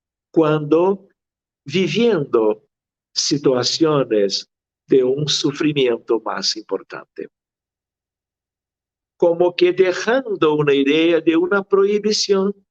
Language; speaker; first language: Spanish; non-native, fluent; Portuguese